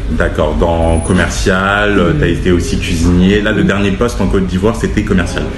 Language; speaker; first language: French; native; French